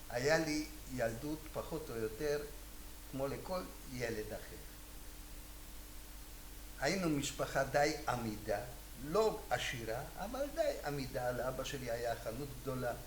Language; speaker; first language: Hebrew; non-native, fluent; Hungarian